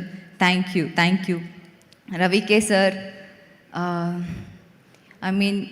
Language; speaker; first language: Telugu; non-native, local second language; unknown